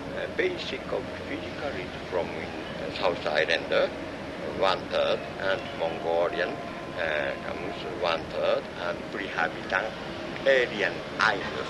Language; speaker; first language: English; non-native, learner; Japanese